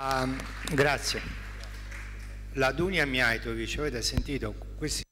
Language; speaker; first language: Italian; native; Italian